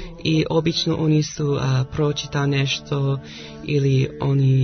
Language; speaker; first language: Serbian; non-native, learner; English